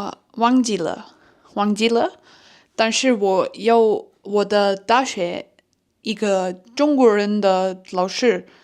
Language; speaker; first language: Chinese; non-native, learner; Turkish